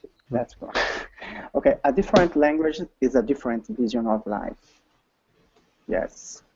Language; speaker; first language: English; non-native, learner; Portuguese